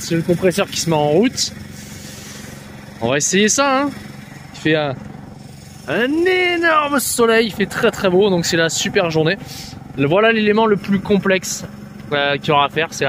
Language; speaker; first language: French; native; French